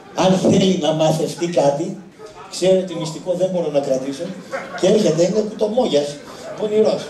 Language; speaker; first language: Greek; native; Greek